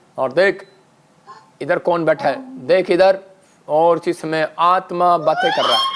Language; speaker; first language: Hindi; non-native, local second language; Punjabi